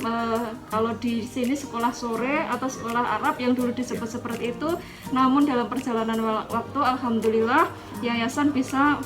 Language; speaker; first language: Indonesian; native; Indonesian